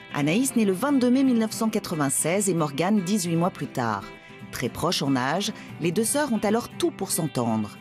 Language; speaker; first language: French; native; French